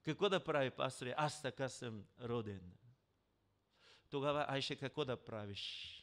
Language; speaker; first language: Bulgarian; non-native, learner; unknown